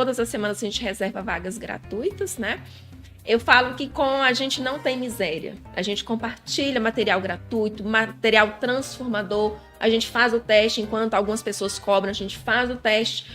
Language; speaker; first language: Portuguese; native; Portuguese